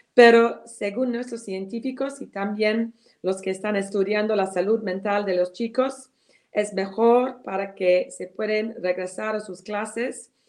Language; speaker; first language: Spanish; non-native, fluent; English